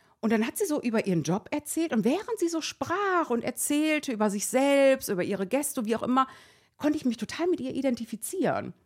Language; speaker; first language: German; early bilingual, other home language; Persian